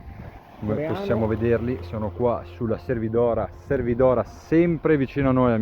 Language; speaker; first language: Italian; native; Italian